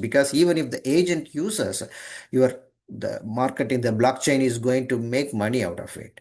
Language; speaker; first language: English; non-native, local second language; Tamil